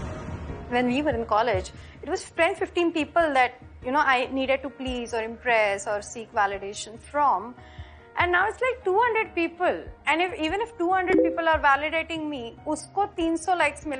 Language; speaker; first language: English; non-native, local second language; Hindi